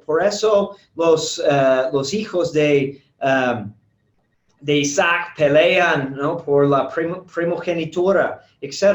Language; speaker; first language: Spanish; non-native, fluent; English